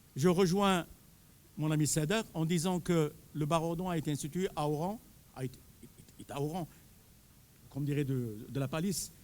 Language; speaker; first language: French; non-native, local second language; Arabic